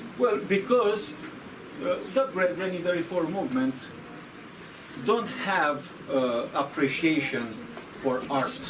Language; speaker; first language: English; non-native, fluent; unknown